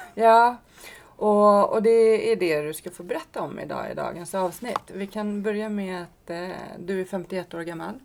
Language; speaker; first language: Swedish; native; Swedish